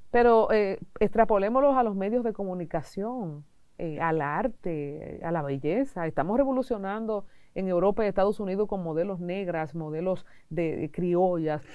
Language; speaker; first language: Spanish; native; Spanish